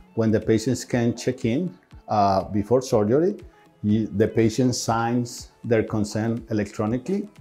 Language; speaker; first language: English; non-native, fluent; Spanish